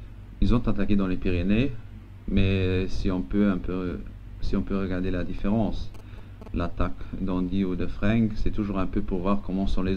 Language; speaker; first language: French; non-native, local second language; Luxembourgish